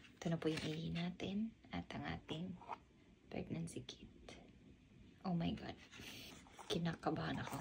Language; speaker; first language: Filipino; non-native, local second language; Cebuano